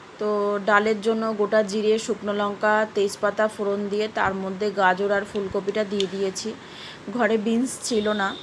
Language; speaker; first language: Bangla; native; Bangla